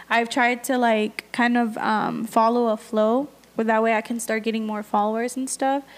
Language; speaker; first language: English; early bilingual, other home language; Spanish